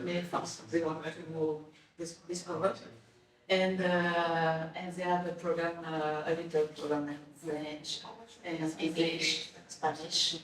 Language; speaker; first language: English; non-native, learner; French